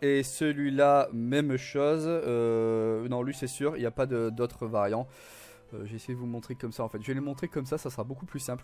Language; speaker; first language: French; native; French